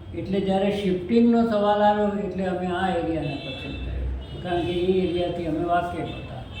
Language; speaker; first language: Gujarati; early bilingual, other home language; Sindhi